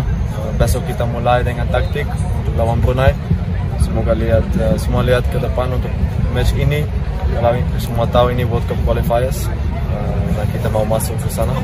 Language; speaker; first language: Indonesian; non-native, fluent; Dutch